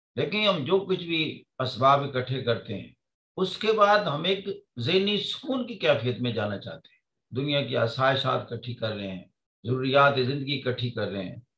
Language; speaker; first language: Urdu; non-native, local second language; Punjabi